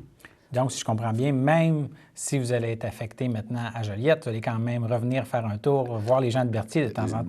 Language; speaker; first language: French; native; French